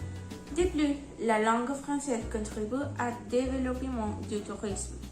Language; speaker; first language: French; non-native, learner; Spanish